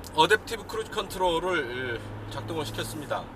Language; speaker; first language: Korean; native; Korean